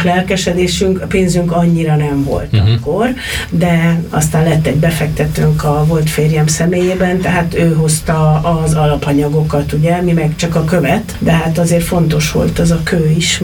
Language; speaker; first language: Hungarian; native; Hungarian